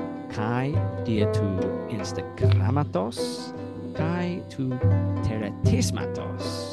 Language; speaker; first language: Greek; non-native, learner; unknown